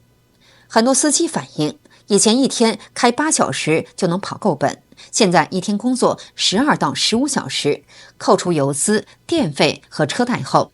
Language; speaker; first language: Chinese; native; Chinese